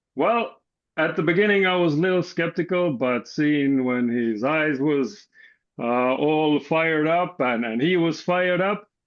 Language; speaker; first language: English; non-native, fluent; Estonian